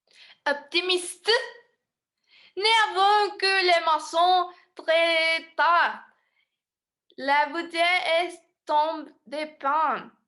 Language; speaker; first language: French; non-native, learner; Spanish